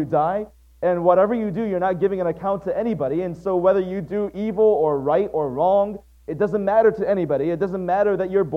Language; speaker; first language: English; native; English